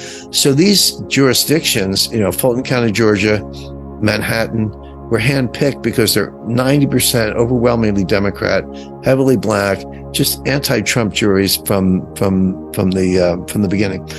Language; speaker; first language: English; native; English